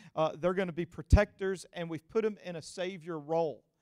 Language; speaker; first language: English; native; English